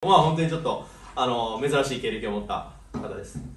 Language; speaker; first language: Japanese; native; Japanese